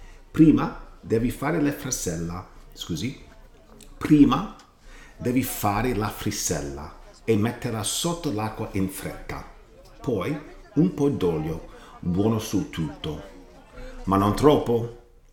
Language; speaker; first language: Italian; non-native, learner; English